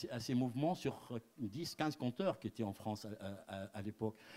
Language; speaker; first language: French; non-native, local second language; Arabic